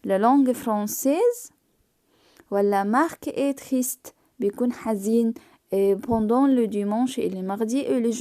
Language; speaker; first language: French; non-native, fluent; Arabic